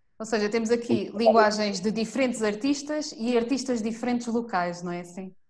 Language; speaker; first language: Portuguese; native; Portuguese